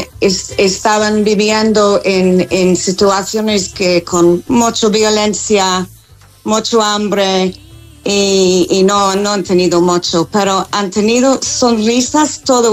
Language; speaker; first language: Spanish; non-native, fluent; English